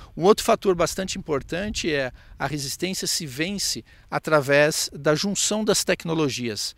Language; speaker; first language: Portuguese; native; Portuguese